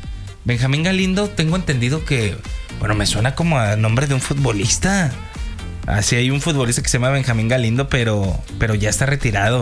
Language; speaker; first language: Spanish; native; Spanish